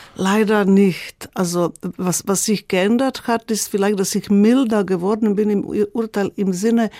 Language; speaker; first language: German; non-native, fluent; Croatian